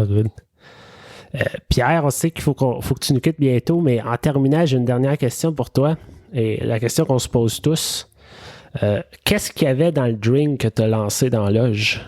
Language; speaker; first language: French; native; French